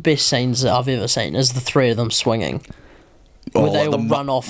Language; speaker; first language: English; native; English